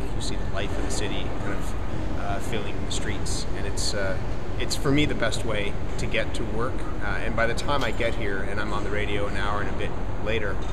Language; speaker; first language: English; native; English